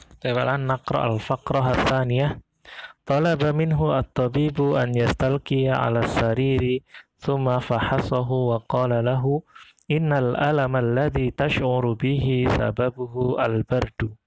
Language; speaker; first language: Arabic; non-native, fluent; Indonesian